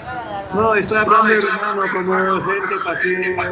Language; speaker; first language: Spanish; non-native, learner; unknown